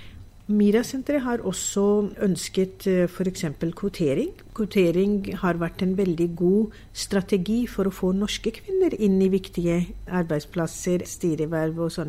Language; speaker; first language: Norwegian; non-native, fluent; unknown